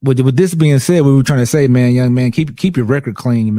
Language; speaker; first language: English; native; English